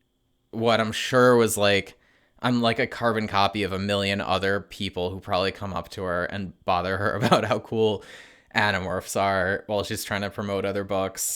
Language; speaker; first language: English; native; English